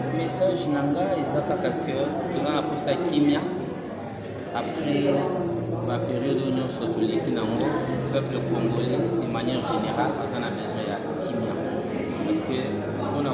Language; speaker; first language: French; non-native, local second language; Lingala